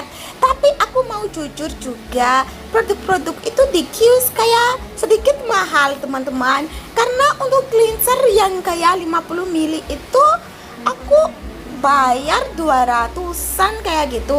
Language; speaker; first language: Indonesian; non-native, learner; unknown